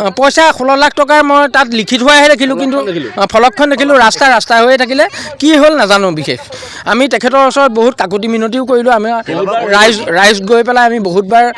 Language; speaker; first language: Assamese; native; Assamese